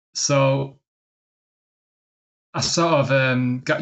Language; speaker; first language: English; native; English